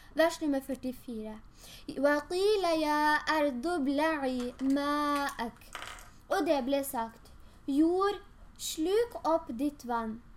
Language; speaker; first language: Norwegian; early bilingual, other home language; Urdu